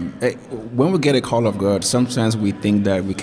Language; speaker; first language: English; non-native, local second language; Yoruba